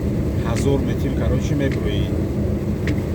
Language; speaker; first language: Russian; non-native, local second language; Tajik